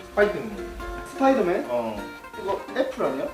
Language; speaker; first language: Korean; non-native, learner; Mongolian